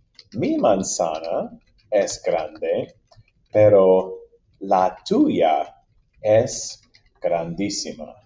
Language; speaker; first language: Spanish; non-native, fluent; English